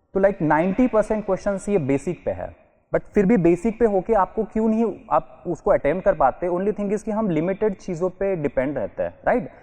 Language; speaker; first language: Hindi; non-native, fluent; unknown